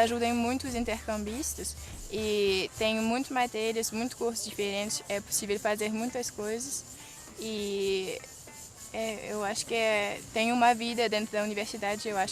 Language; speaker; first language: Portuguese; non-native, fluent; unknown